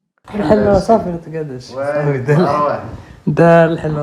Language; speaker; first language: Arabic; native; Arabic